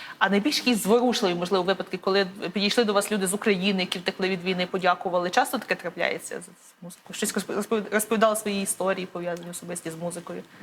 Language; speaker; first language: Ukrainian; native; Ukrainian